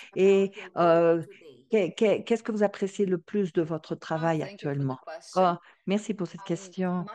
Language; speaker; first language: French; non-native, fluent; Portuguese